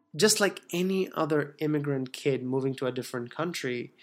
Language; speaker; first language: English; non-native, fluent; Bangla